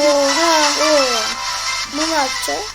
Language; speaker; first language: Turkish; native; Turkish